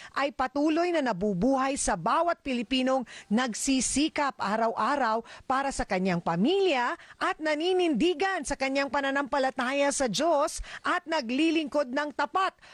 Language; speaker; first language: Filipino; native; Filipino